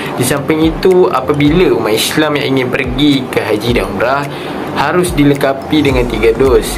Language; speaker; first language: Malay; native; Malay